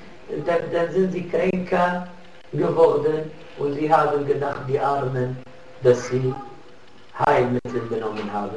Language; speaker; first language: German; non-native, fluent; Arabic